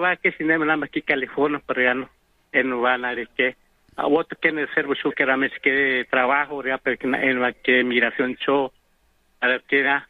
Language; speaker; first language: Spanish; non-native, local second language; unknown